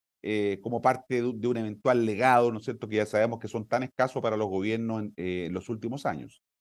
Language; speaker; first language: Spanish; native; Spanish